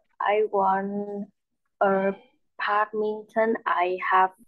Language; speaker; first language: English; non-native, learner; Vietnamese